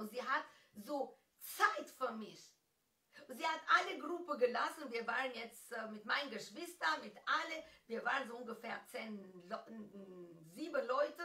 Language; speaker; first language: German; non-native, fluent; Albanian